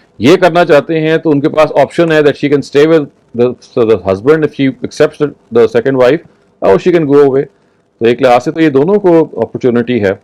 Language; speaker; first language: Urdu; native; Urdu